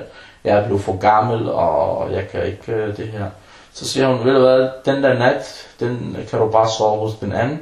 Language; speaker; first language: Danish; non-native, fluent; Arabic